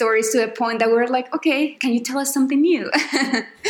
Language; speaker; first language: English; non-native, fluent; Spanish